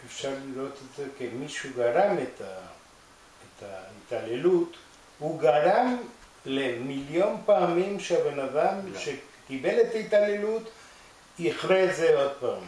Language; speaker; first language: Hebrew; non-native, fluent; Spanish